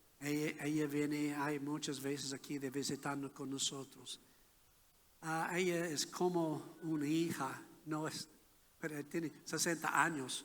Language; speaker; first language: Spanish; non-native, learner; English